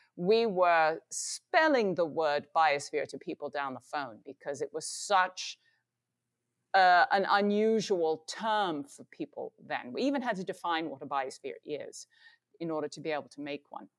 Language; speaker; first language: English; native; English